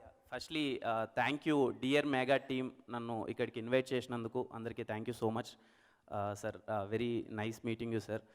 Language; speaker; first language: Telugu; native; Telugu